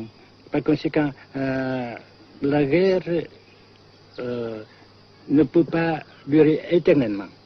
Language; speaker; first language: French; non-native, fluent; Vietnamese